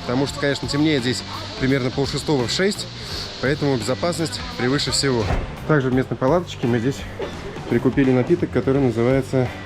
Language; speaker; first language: Russian; native; Russian